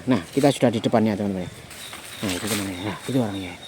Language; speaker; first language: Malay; non-native, local second language; Javanese